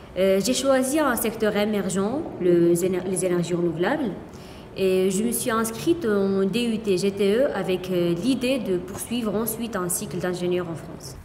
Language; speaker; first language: French; non-native, local second language; Arabic